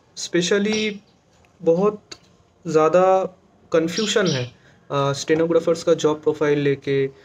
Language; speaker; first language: Hindi; non-native, local second language; Bangla